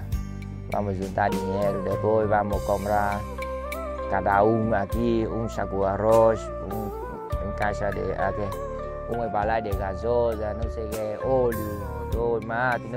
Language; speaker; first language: Portuguese; non-native, learner; Vietnamese